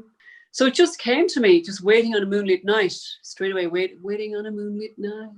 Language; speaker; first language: English; native; English